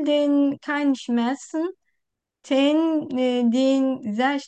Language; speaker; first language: German; non-native, learner; Turkish